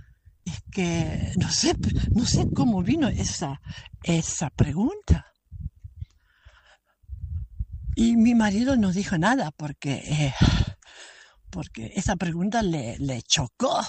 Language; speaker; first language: Spanish; non-native, fluent; German